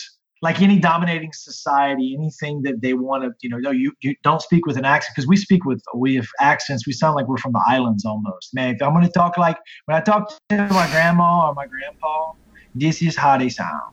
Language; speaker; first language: English; native; English